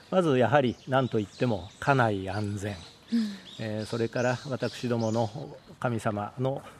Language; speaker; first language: Japanese; native; Japanese